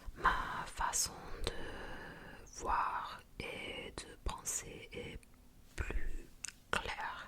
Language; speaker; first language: French; non-native, fluent; Japanese